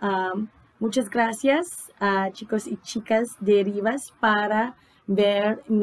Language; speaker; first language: Spanish; non-native, learner; English